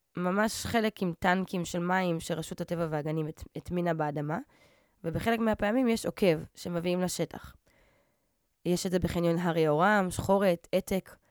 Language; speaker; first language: Hebrew; native; Hebrew